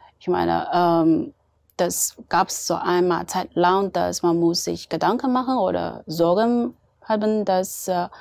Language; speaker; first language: German; non-native, fluent; Chinese